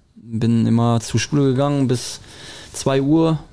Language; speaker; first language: German; native; German